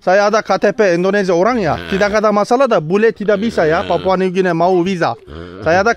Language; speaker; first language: Indonesian; non-native, learner; Turkish